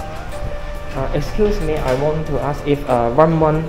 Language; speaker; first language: English; non-native, learner; Cantonese